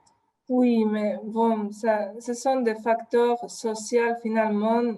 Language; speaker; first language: French; non-native, fluent; Spanish